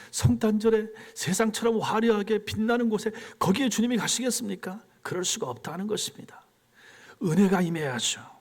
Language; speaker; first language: Korean; native; Korean